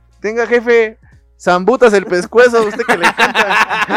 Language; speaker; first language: Spanish; native; Spanish